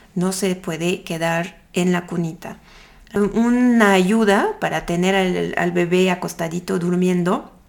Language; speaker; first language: Spanish; non-native, fluent; French